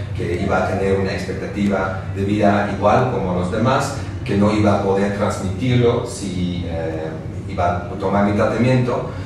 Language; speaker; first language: Spanish; non-native, fluent; Dutch